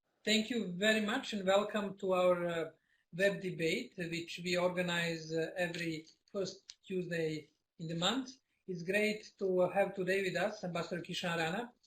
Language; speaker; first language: English; non-native, fluent; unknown